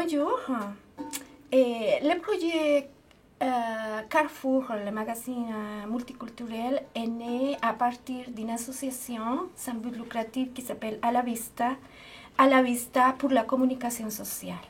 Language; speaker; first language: French; non-native, fluent; Spanish